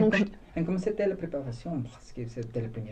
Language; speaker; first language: French; non-native, learner; Spanish